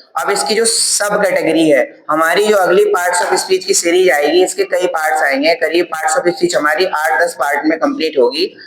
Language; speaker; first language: Hindi; native; Hindi